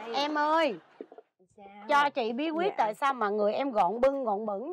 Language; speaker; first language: Vietnamese; native; Vietnamese